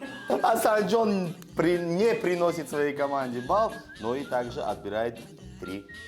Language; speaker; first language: Russian; non-native, local second language; Tajik